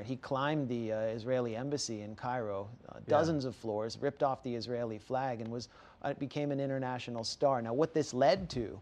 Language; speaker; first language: English; native; English